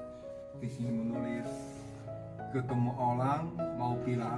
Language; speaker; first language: Indonesian; non-native, learner; Chinese